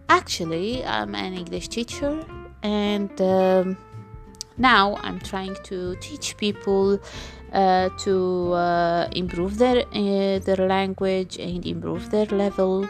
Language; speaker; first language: English; non-native, learner; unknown